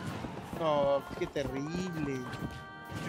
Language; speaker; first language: Spanish; native; Spanish